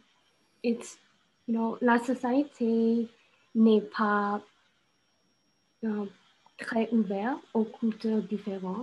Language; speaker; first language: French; non-native, local second language; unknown